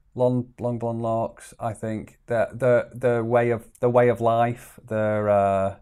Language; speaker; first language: English; native; English